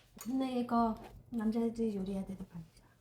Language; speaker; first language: Korean; non-native, learner; Burmese